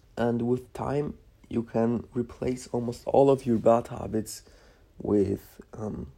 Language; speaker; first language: English; non-native, fluent; Polish